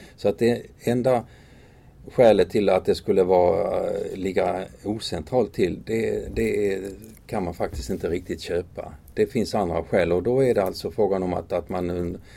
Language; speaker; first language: Swedish; native; Swedish